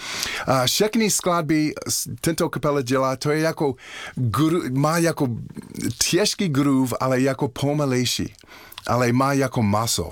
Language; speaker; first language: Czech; non-native, learner; English